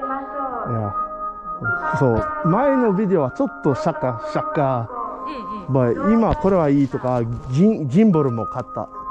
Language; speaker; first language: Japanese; non-native, learner; English